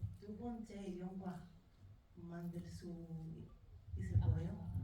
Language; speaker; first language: Korean; non-native, learner; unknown